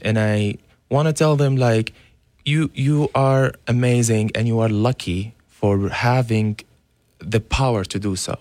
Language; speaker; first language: English; non-native, fluent; Arabic